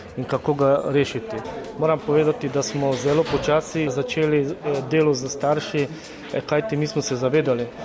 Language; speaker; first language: Slovenian; non-native, local second language; Romany